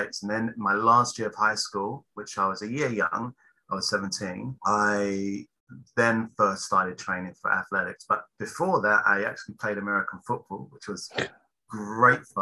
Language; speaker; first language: English; native; English